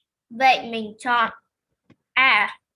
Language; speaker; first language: Vietnamese; native; Vietnamese